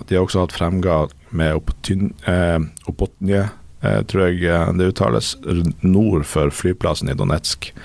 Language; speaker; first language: Norwegian; native; Norwegian